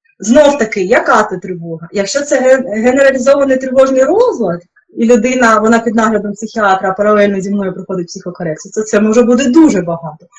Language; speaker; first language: Ukrainian; non-native, local second language; Russian